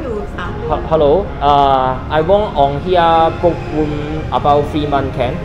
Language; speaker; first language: English; non-native, learner; Cantonese